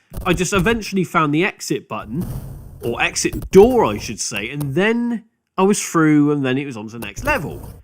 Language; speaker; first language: English; native; English